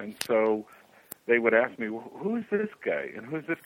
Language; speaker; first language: English; native; English